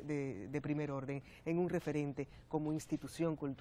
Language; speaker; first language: Spanish; native; Spanish